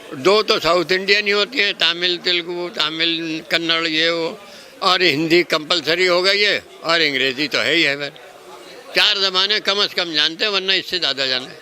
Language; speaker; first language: Urdu; native; Urdu